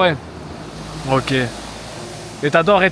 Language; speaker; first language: French; native; French